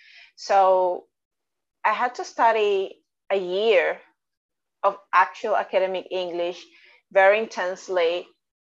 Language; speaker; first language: English; non-native, fluent; Spanish